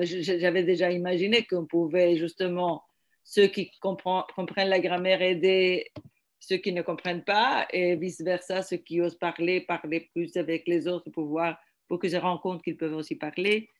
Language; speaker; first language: French; non-native, fluent; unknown